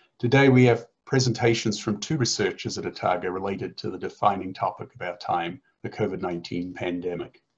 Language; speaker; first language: English; native; English